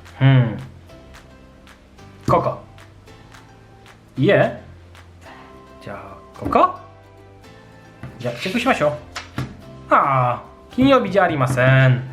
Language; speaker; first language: Japanese; non-native, fluent; Polish